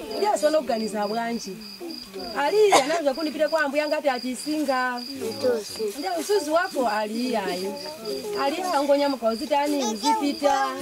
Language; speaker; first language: Nyanja; non-native, local second language; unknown